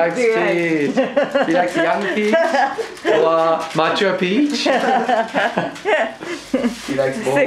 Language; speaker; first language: English; non-native, learner; Japanese